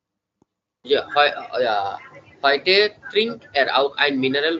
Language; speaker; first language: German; non-native, learner; Bangla